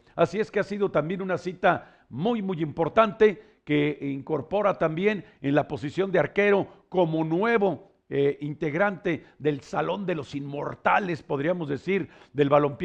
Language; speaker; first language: Spanish; native; Spanish